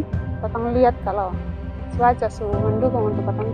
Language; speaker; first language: Indonesian; native; Indonesian